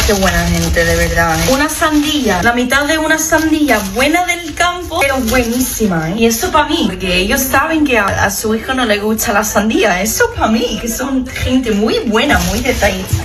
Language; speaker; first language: Spanish; non-native, fluent; English